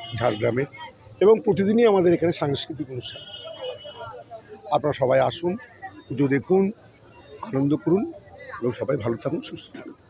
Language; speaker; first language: Bangla; native; Bangla